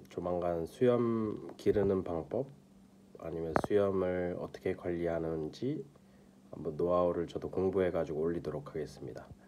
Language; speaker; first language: Korean; native; Korean